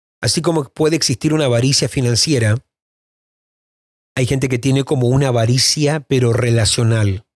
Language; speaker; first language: Spanish; native; Spanish